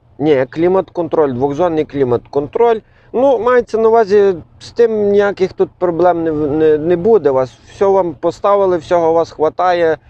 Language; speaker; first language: Ukrainian; native; Ukrainian